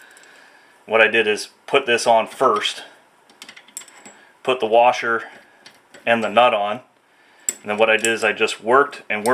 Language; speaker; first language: English; native; English